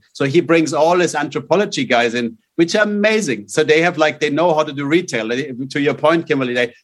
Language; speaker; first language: English; non-native, fluent; German